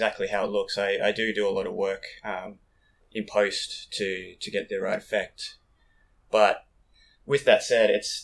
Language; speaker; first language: English; native; English